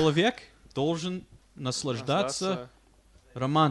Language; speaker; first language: Russian; non-native, fluent; English